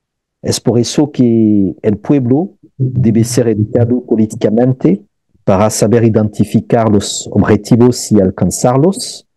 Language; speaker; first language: Spanish; non-native, fluent; French